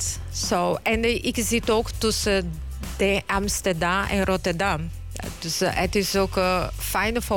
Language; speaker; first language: Dutch; non-native, fluent; Portuguese